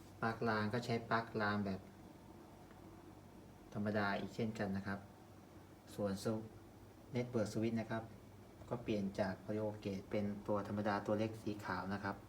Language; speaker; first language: Thai; native; Thai